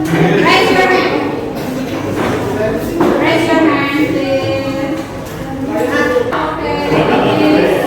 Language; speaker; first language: English; non-native, learner; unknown